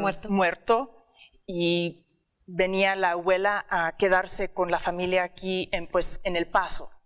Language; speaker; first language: Spanish; early bilingual, heritage; English